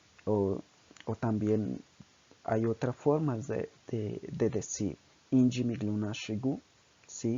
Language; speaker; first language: Spanish; non-native, local second language; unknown